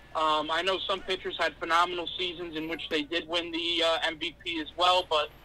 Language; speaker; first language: English; native; English